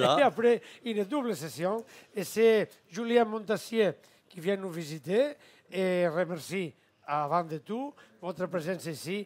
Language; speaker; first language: French; non-native, fluent; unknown